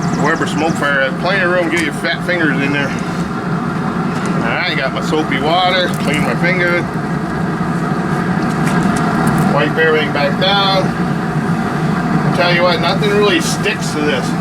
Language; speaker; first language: English; native; English